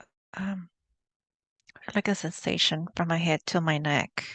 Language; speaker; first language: English; native; English